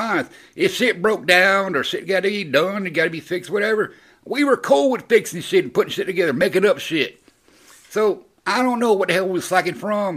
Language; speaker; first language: English; native; English